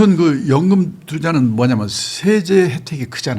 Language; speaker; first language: Korean; native; Korean